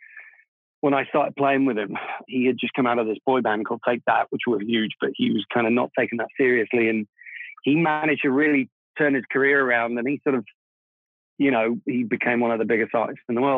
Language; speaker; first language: English; non-native, local second language; Czech